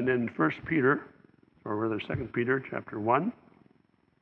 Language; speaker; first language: English; native; English